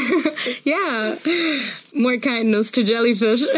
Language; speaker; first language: English; non-native, fluent; German